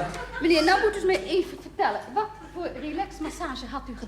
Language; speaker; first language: Dutch; native; Dutch